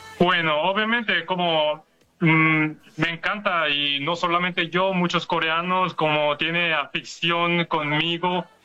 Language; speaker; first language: Spanish; non-native, learner; Korean